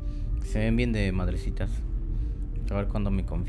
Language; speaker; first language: Spanish; native; Spanish